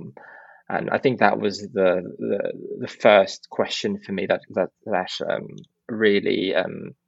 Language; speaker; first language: English; non-native, local second language; Filipino